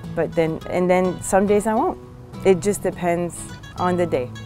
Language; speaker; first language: English; native; English